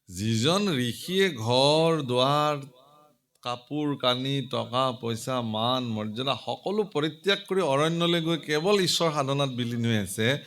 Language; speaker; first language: Assamese; native; Assamese